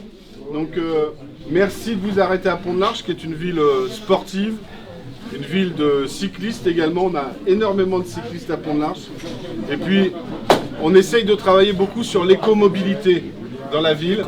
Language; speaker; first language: French; native; French